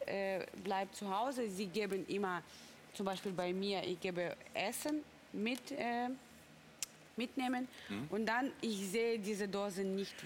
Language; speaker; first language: German; non-native, learner; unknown